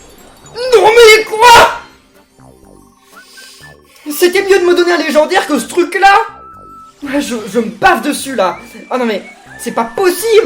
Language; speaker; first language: French; native; French